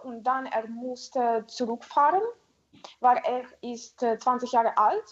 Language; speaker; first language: German; non-native, learner; Ukrainian